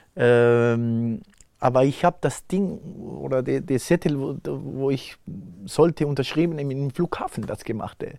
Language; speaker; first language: German; non-native, fluent; Spanish